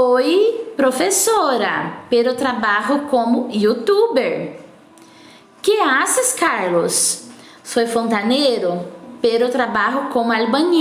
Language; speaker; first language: Spanish; non-native, fluent; Portuguese